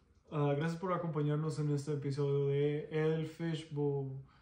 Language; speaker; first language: Spanish; early bilingual, other home language; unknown